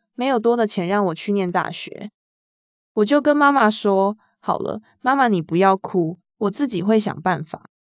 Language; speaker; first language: Chinese; non-native, fluent; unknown